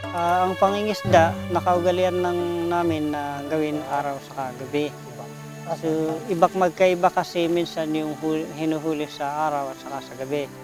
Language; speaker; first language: Filipino; non-native, local second language; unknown